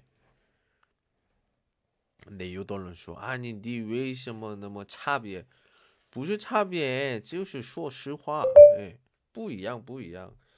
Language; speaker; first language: Chinese; non-native, learner; Korean